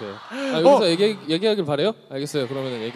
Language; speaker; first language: Korean; native; Korean